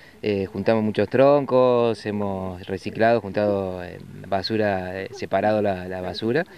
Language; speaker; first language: Spanish; native; Spanish